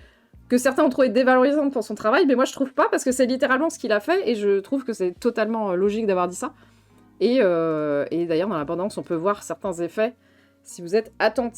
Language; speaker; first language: French; native; French